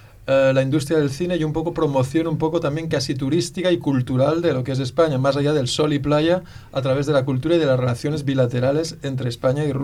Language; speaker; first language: Spanish; native; Spanish